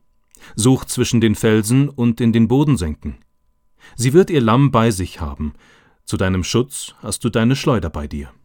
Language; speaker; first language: German; native; German